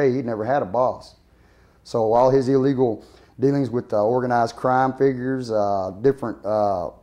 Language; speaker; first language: English; native; English